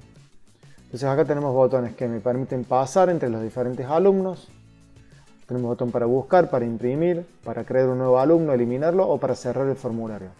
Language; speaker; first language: Spanish; native; Spanish